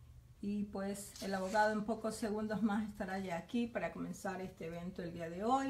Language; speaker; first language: Spanish; native; Spanish